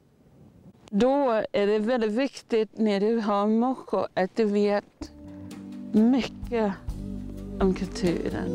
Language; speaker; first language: Swedish; non-native, fluent; Māori